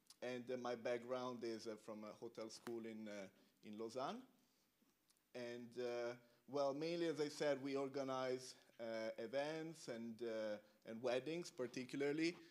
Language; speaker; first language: English; non-native, fluent; Italian